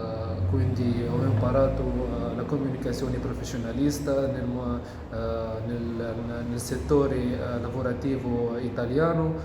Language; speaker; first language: Italian; non-native, learner; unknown